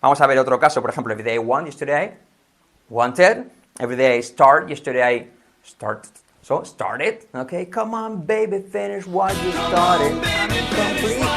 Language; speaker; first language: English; non-native, fluent; Spanish